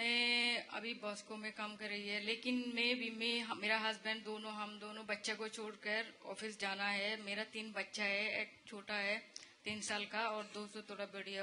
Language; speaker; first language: Hindi; non-native, learner; Rohingya